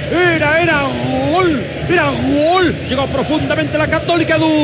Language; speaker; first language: Spanish; native; Spanish